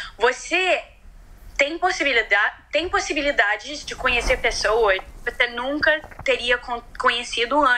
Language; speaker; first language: Portuguese; early bilingual, heritage; Portuguese